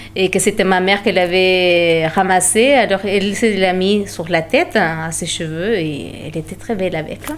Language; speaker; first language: French; non-native, fluent; Spanish